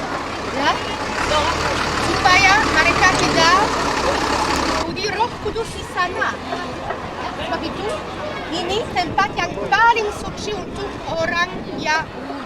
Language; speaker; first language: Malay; non-native, fluent; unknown